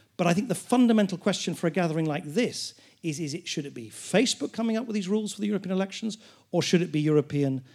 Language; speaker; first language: English; native; English